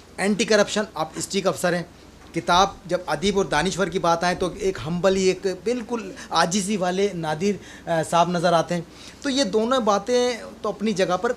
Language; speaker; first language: Urdu; non-native, local second language; Sindhi